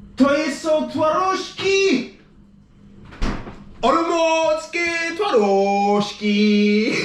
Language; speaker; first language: Czech; non-native, learner; English